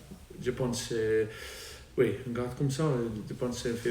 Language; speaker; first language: French; non-native, learner; English